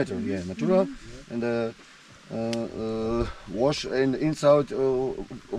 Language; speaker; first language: English; non-native, learner; Slovak